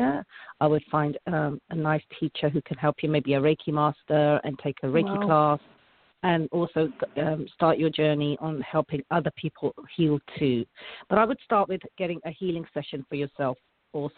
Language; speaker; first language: English; native; English